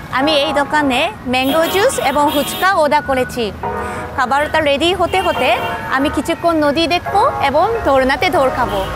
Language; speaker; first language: Bangla; non-native, fluent; Japanese